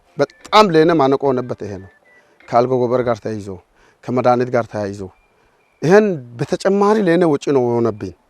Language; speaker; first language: Amharic; non-native, local second language; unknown